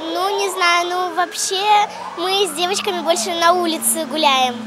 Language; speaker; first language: Russian; non-native, local second language; Kyrgyz